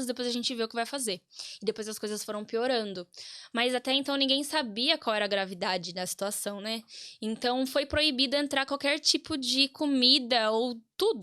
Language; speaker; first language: Portuguese; native; Portuguese